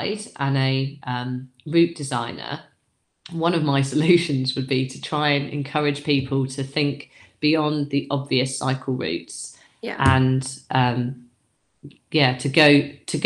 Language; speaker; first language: English; native; English